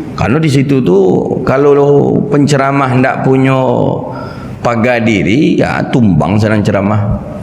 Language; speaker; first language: Malay; non-native, local second language; Minangkabau